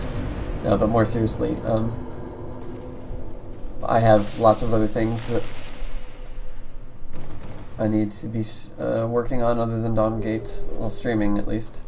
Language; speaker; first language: English; native; English